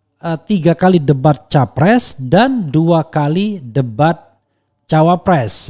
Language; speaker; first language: Indonesian; native; Indonesian